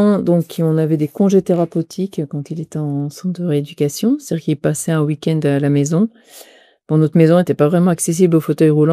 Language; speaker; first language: French; native; French